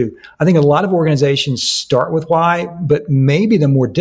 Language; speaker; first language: English; native; English